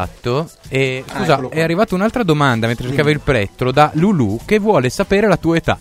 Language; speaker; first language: Italian; native; Italian